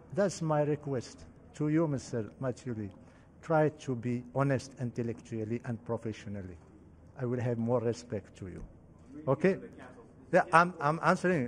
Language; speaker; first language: English; non-native, fluent; Arabic